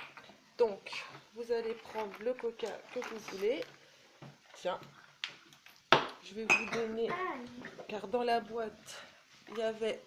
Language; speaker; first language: French; native; French